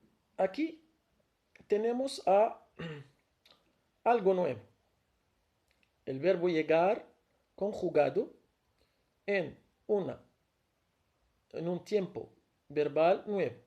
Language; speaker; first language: Spanish; non-native, fluent; Arabic